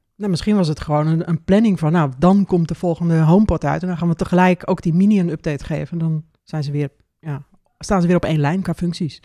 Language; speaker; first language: Dutch; native; Dutch